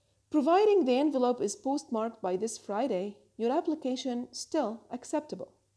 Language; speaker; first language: English; non-native, fluent; Arabic